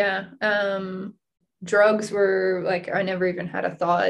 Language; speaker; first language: English; native; English